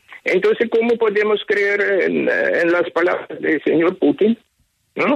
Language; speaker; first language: Spanish; non-native, fluent; Ukrainian